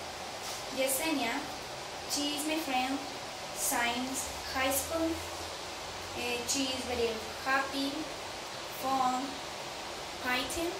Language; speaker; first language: English; non-native, learner; Spanish